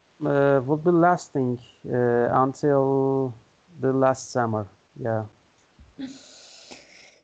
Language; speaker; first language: English; non-native, learner; Turkish